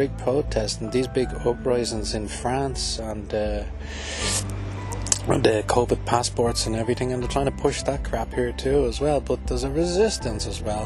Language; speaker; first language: English; native; English